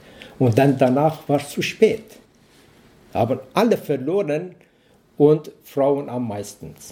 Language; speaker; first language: German; non-native, learner; Persian